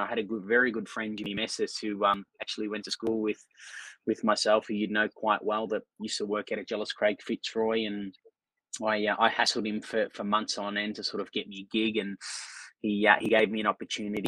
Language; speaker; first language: English; native; English